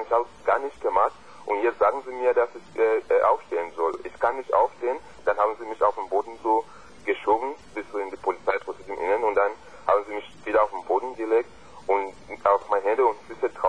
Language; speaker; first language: German; non-native, fluent; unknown